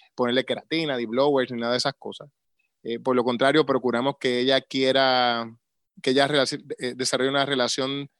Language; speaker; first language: Spanish; native; Spanish